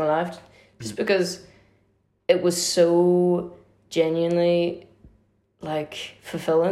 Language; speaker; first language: English; native; English